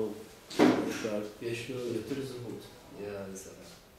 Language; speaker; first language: Hebrew; non-native, learner; English